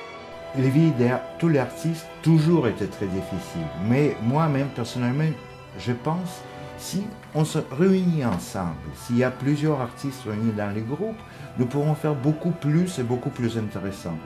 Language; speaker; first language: French; non-native, fluent; Russian